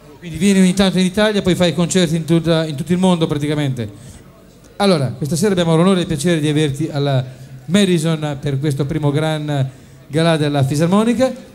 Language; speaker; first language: Italian; native; Italian